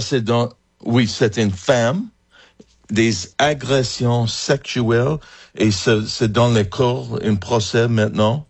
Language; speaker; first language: French; non-native, fluent; English